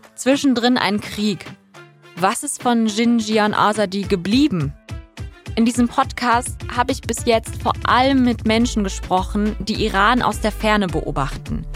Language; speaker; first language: German; early bilingual, other home language; Persian